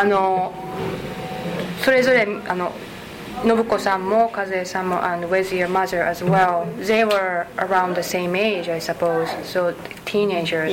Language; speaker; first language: English; non-native, fluent; Japanese